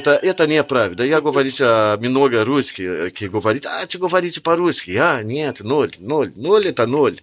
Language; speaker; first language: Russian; non-native, learner; Portuguese